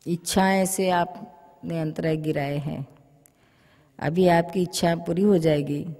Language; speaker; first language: Hindi; non-native, local second language; Gujarati